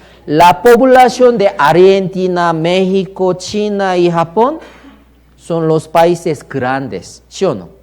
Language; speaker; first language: Spanish; non-native, learner; Korean